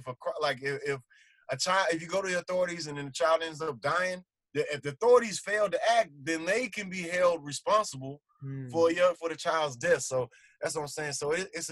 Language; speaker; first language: English; native; English